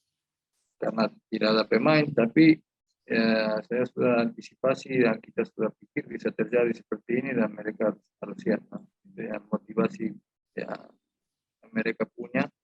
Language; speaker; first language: Indonesian; non-native, fluent; Spanish